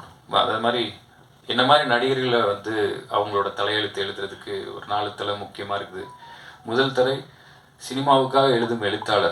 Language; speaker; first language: Tamil; native; Tamil